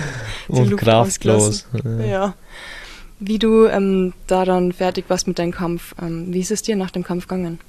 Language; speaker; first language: German; native; German